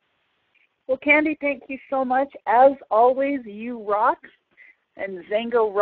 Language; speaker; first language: English; native; English